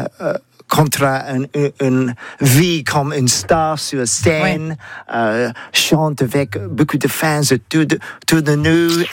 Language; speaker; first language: French; non-native, learner; English